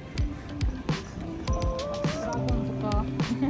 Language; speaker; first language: Japanese; non-native, learner; German